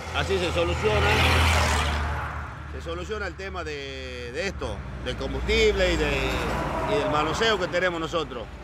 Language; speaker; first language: Spanish; native; Spanish